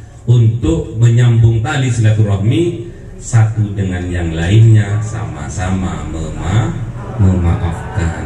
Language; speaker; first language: Indonesian; non-native, local second language; Javanese